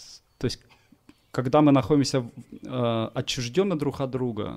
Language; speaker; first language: Russian; native; Russian